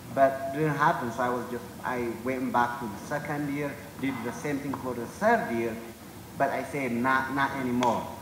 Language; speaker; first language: English; non-native, fluent; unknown